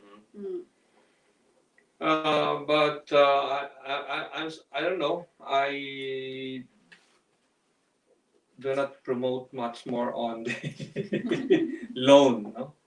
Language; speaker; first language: English; non-native, local second language; Filipino